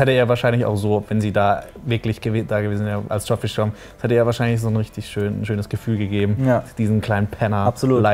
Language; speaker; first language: German; native; German